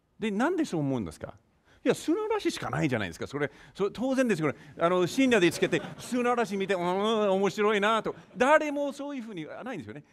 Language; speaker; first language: Japanese; non-native, fluent; English